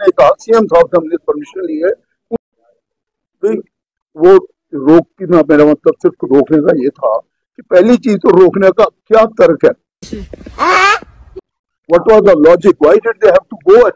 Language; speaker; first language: Hindi; native; Hindi